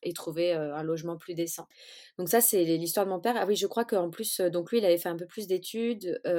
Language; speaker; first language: French; early bilingual, other home language; Portuguese